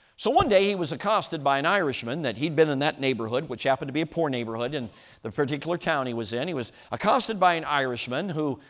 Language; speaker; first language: English; native; English